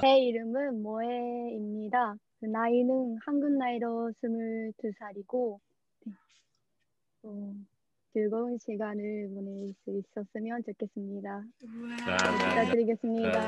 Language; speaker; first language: Korean; non-native, learner; Japanese